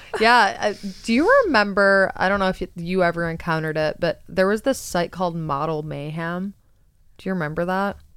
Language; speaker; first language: English; native; English